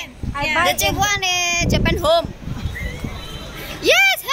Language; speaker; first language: English; non-native, learner; Indonesian